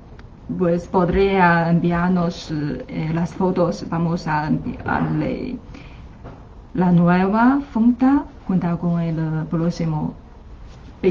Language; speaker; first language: Spanish; non-native, learner; Chinese